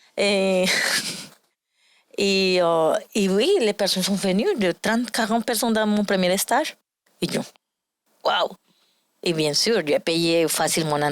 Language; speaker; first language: French; non-native, learner; Spanish